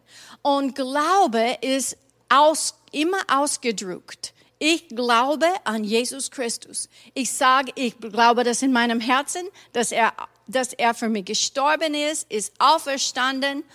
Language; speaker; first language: German; non-native, fluent; English